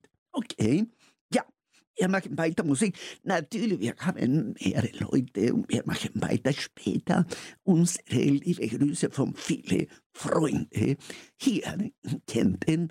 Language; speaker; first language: German; non-native, learner; Spanish